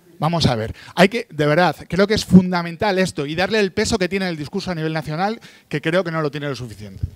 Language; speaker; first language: Spanish; native; Spanish